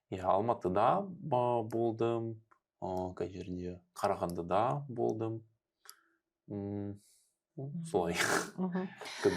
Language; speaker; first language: Kazakh; non-native, learner; Russian